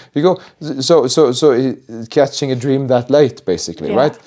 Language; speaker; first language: English; non-native, fluent; Norwegian